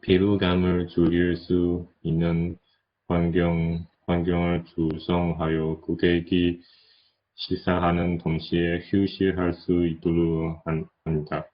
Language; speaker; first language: Korean; non-native, learner; Chinese